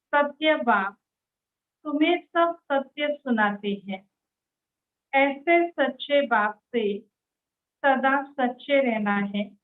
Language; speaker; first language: Hindi; non-native, local second language; Marathi